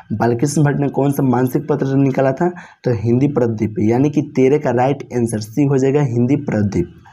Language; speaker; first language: Hindi; native; Hindi